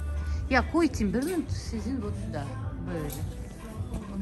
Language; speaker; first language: Turkish; non-native, learner; Russian